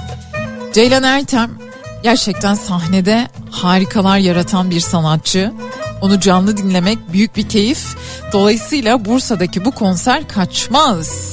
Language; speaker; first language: Turkish; native; Turkish